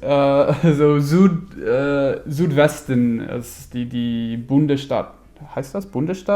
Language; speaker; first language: German; non-native, fluent; English